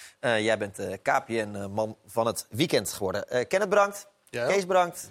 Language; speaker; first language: Dutch; native; Dutch